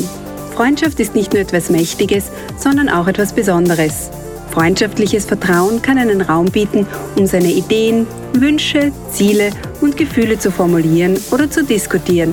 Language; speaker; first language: German; native; German